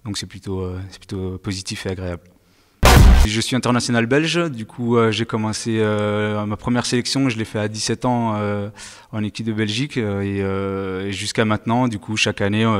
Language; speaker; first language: French; native; French